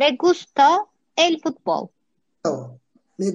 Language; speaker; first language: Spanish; non-native, learner; Turkish